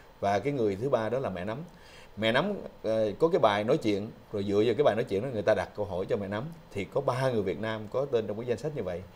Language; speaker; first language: Vietnamese; native; Vietnamese